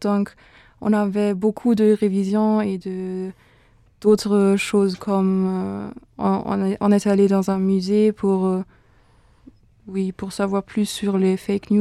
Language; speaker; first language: French; non-native, fluent; German